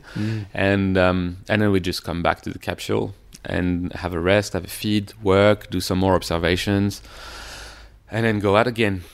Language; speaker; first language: English; non-native, fluent; French